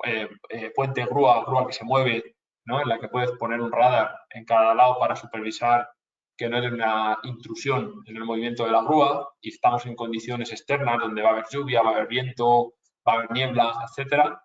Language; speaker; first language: Spanish; native; Spanish